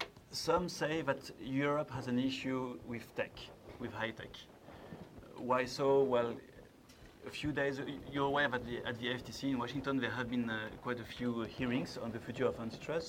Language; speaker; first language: English; non-native, fluent; French